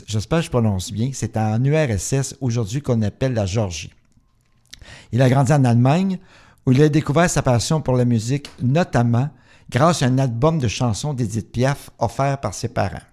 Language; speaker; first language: French; native; French